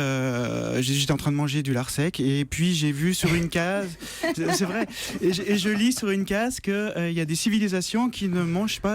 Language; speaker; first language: French; native; French